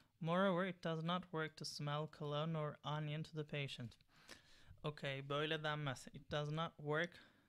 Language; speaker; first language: English; non-native, fluent; Turkish